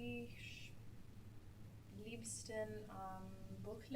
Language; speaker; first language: German; non-native, learner; English